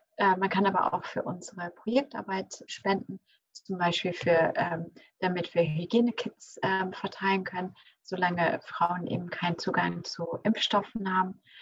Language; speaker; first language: German; early bilingual, other home language; English